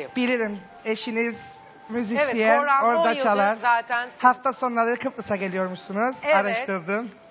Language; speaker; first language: Turkish; native; Turkish